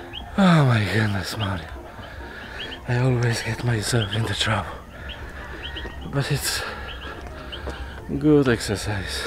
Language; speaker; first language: English; non-native, fluent; Polish